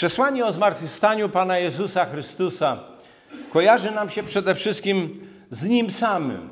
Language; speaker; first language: Polish; native; Polish